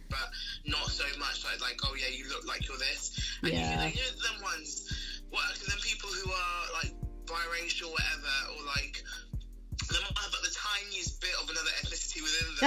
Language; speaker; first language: English; native; English